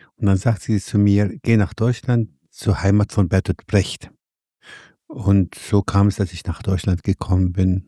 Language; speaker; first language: German; non-native, fluent; Arabic